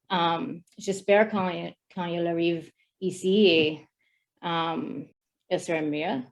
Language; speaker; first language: French; non-native, learner; English